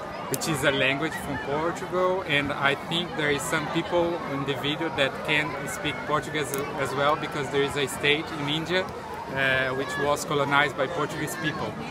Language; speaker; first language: English; non-native, fluent; Portuguese